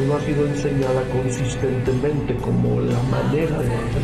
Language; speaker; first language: Spanish; native; Spanish